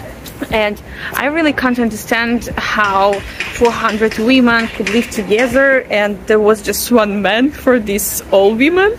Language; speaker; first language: English; non-native, fluent; Russian